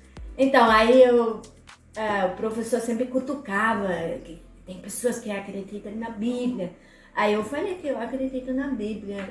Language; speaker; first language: Portuguese; non-native, fluent; German